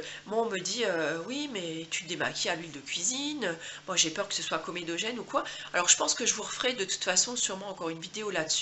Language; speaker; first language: French; native; French